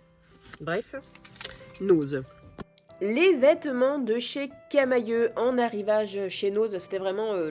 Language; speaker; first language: French; native; French